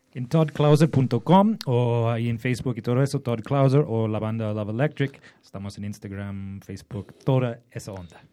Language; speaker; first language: Spanish; non-native, fluent; English